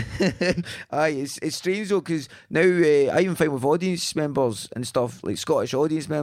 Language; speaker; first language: English; native; English